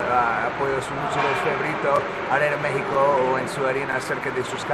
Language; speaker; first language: Spanish; non-native, learner; English